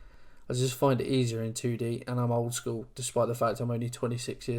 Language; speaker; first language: English; native; English